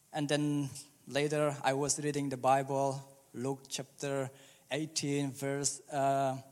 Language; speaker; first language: English; early bilingual, other home language; Burmese